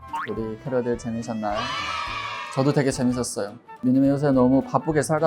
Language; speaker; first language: Korean; non-native, fluent; Chinese